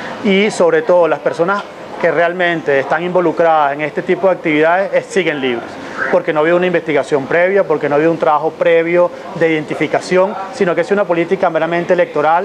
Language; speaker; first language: Spanish; native; Spanish